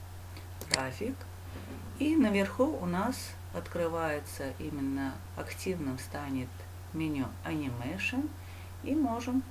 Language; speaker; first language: Russian; non-native, local second language; Uzbek